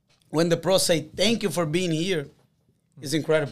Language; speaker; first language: English; non-native, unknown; Portuguese